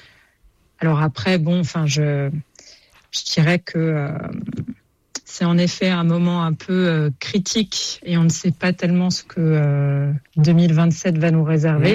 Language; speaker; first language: French; native; French